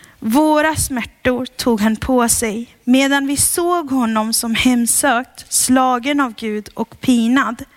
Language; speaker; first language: Swedish; early bilingual, heritage; Swedish